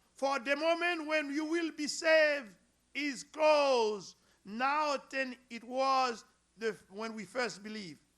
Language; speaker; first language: English; non-native, learner; Haitian Creole